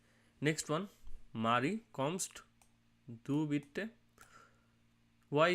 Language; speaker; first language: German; non-native, learner; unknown